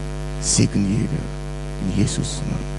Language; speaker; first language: German; non-native, learner; French